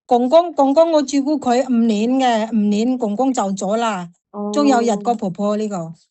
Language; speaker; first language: Chinese; non-native, learner; Indonesian